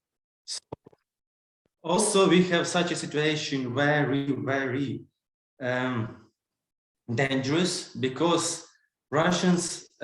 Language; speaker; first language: English; non-native, learner; Ukrainian